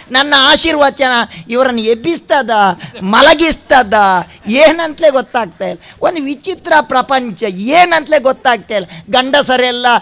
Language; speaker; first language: Kannada; non-native, local second language; Tulu